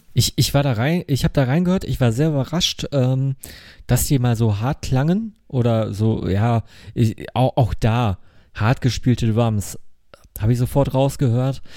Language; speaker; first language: German; native; German